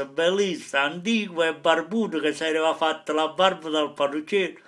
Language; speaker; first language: English; non-native, fluent; Italian